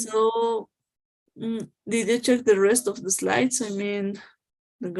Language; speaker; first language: English; non-native, fluent; Spanish